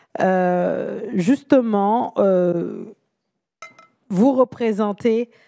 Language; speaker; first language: French; native; French